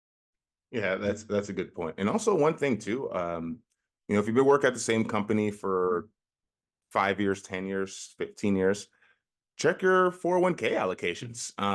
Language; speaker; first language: English; native; English